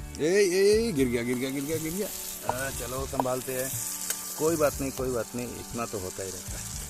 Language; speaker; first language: Hindi; non-native, local second language; Bangla